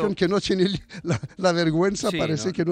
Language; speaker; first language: Spanish; non-native, fluent; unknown